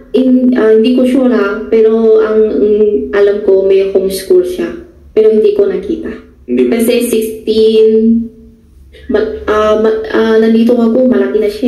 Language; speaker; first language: Filipino; non-native, learner; Chinese